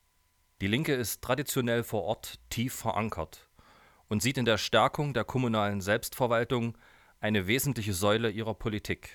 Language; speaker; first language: German; native; German